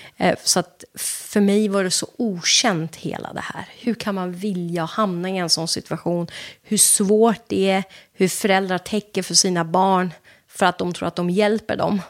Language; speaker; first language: Swedish; non-native, fluent; Persian